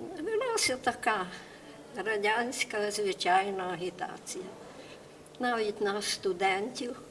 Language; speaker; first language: Ukrainian; native; Ukrainian